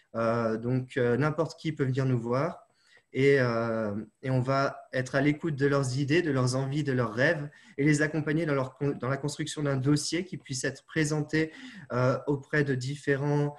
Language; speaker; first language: French; native; French